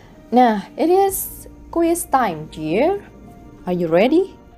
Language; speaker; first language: English; non-native, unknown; Indonesian